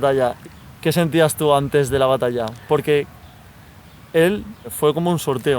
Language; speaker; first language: Spanish; native; Spanish